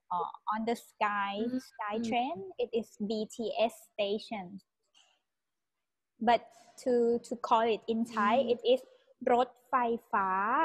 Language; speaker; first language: English; non-native, fluent; Thai